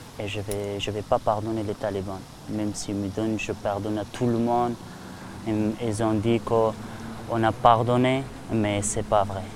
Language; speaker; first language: French; non-native, learner; Persian